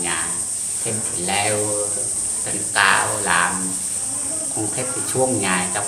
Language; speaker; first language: Vietnamese; non-native, local second language; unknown